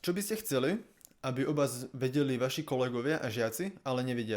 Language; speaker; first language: Slovak; native; Slovak